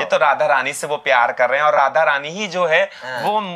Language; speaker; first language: Hindi; native; Hindi